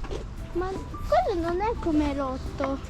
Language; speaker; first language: Italian; early bilingual, other home language; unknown